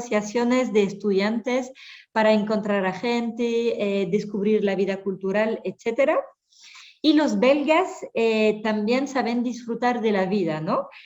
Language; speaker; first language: Spanish; non-native, fluent; French